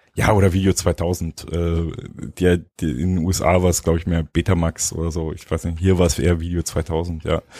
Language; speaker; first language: German; native; German